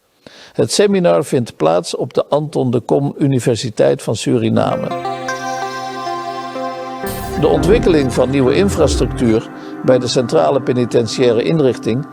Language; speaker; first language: Dutch; native; Dutch